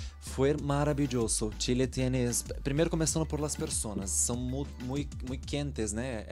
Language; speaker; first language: Spanish; non-native, learner; Portuguese